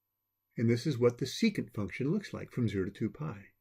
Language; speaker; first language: English; native; English